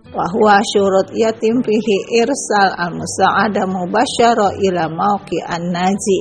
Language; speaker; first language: Arabic; non-native, learner; Indonesian